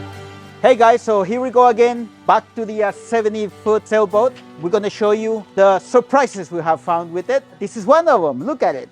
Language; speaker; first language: English; non-native, fluent; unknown